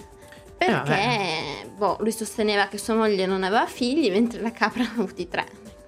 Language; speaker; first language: Italian; native; Italian